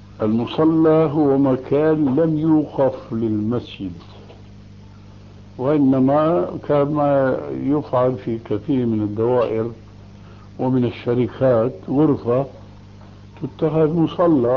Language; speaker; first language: Arabic; early bilingual, other home language; Albanian